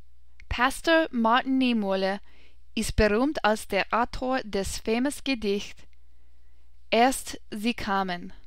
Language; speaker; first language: German; non-native, learner; English